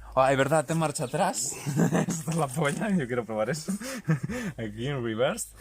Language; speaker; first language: Spanish; non-native, local second language; Galician